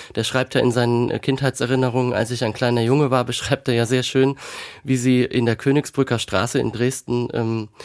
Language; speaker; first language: German; native; German